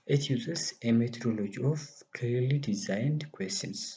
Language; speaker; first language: English; non-native, local second language; Amharic